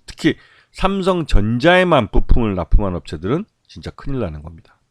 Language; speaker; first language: Korean; native; Korean